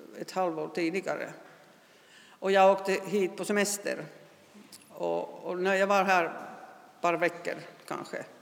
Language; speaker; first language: Swedish; non-native, fluent; Finnish